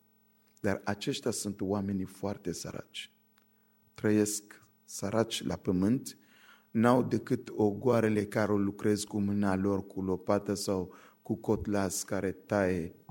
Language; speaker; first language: Romanian; non-native, fluent; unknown